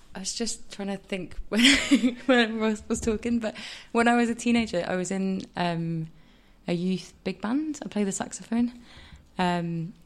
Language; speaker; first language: English; native; English